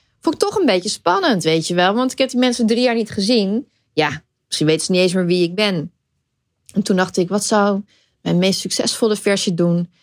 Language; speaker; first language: Dutch; native; Dutch